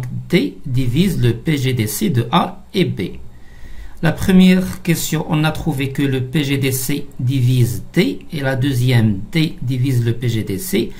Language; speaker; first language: French; non-native, local second language; Arabic